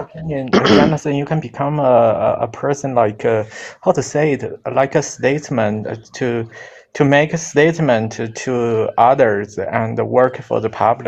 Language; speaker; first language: English; non-native, learner; Chinese